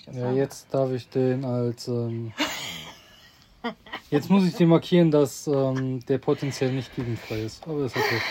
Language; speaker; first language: German; native; German